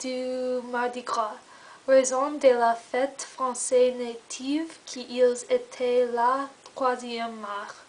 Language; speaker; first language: French; non-native, learner; English